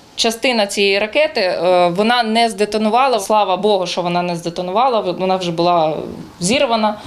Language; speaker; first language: Ukrainian; native; Ukrainian